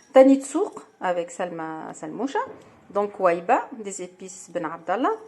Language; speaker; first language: French; non-native, local second language; Arabic